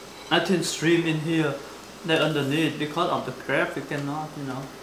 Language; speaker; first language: English; non-native, learner; Vietnamese